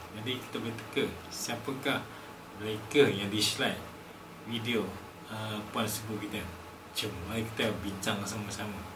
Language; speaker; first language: Malay; native; Malay